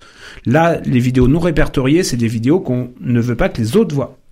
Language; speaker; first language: French; native; French